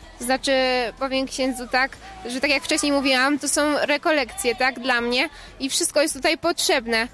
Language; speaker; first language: Polish; native; Polish